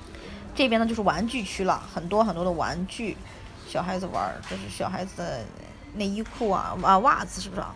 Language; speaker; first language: Chinese; native; Chinese